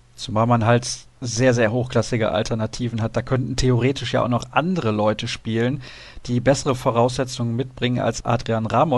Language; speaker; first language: German; native; German